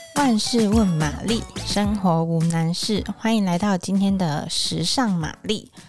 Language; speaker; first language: Chinese; native; Chinese